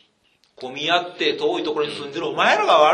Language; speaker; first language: Japanese; native; Japanese